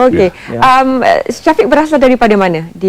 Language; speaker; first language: Malay; native; Malay